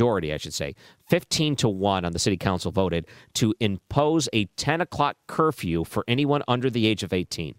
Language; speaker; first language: English; native; English